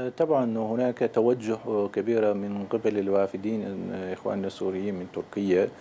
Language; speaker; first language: Arabic; non-native, fluent; Turkish